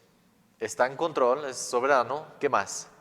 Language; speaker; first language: Spanish; non-native, fluent; English